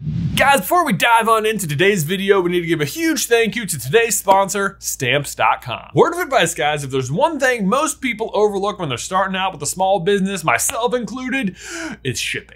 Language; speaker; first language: English; native; English